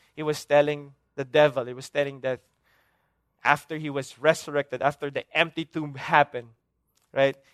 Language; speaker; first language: English; non-native, local second language; Hiligaynon